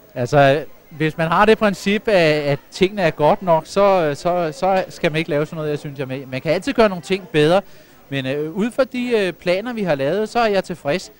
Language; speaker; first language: Danish; native; Danish